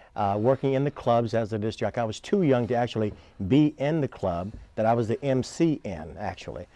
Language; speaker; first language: English; native; English